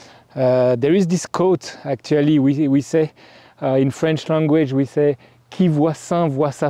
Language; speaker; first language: French; native; French